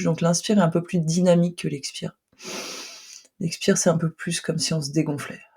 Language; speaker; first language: French; native; French